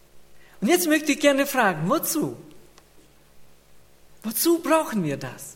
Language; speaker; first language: German; non-native, fluent; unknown